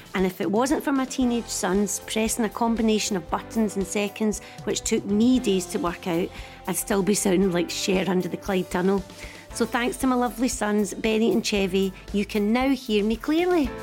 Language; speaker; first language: English; native; English